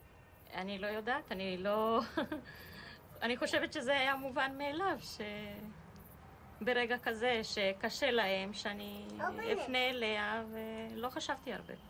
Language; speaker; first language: Hebrew; non-native, fluent; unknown